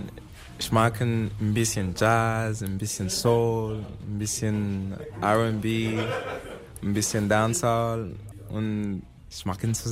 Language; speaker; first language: German; non-native, learner; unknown